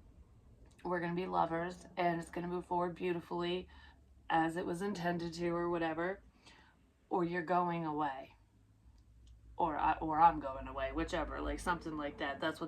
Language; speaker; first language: English; native; English